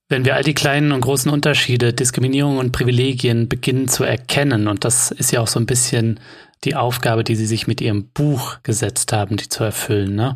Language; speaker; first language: German; native; German